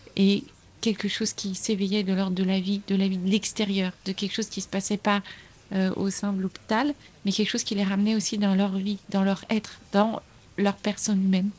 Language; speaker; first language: French; native; French